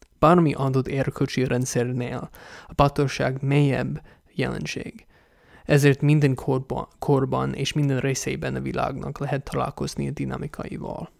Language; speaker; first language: Hungarian; non-native, fluent; English